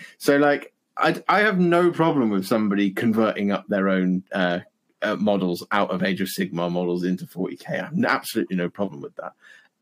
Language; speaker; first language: English; native; English